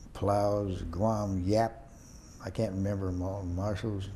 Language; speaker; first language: English; native; English